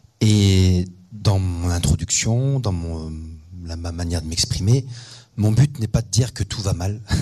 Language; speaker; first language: French; native; French